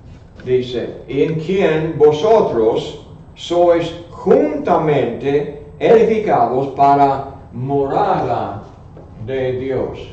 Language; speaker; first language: Spanish; non-native, fluent; English